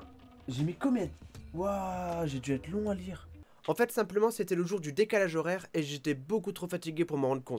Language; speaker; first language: French; native; French